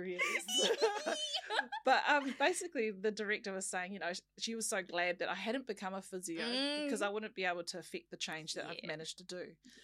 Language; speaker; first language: English; native; English